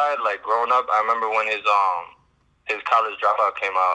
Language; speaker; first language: English; native; English